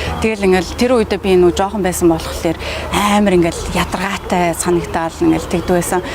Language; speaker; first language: Mongolian; early bilingual, heritage; Mongolian